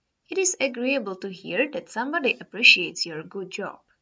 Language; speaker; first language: English; non-native, fluent; Czech